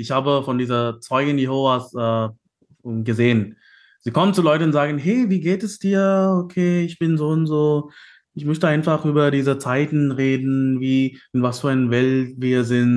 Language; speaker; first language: German; non-native, fluent; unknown